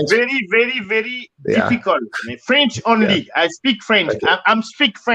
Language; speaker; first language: English; non-native, learner; French